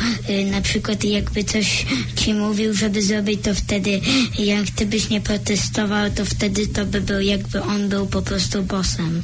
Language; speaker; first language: Polish; early bilingual, heritage; Polish